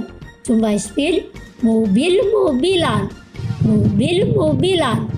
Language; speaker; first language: German; non-native, fluent; Indonesian